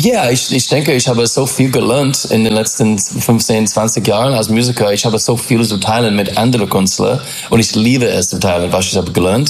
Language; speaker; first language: German; non-native, learner; English